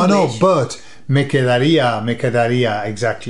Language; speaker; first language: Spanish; non-native, learner; English